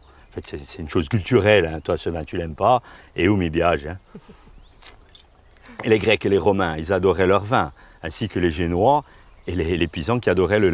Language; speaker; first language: French; native; French